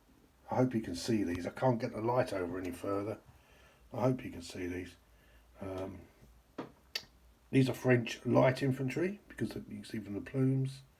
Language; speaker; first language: English; native; English